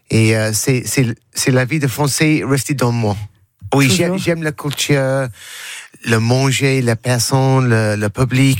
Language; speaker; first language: French; non-native, learner; English